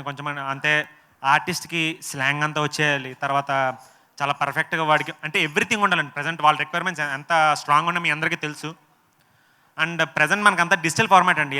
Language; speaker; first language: Telugu; native; Telugu